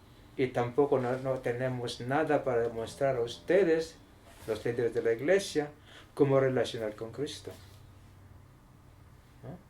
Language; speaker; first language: Spanish; non-native, learner; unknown